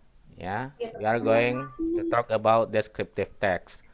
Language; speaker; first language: English; non-native, learner; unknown